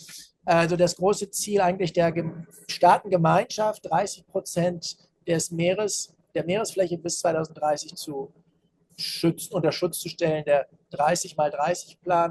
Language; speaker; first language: German; native; German